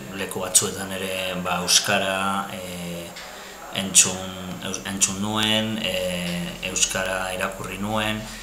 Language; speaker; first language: Basque; non-native, local second language; Spanish